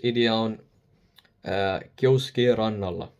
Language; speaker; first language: Finnish; non-native, learner; Arabic